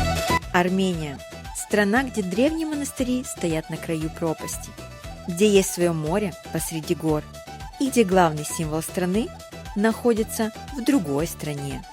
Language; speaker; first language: Russian; native; Russian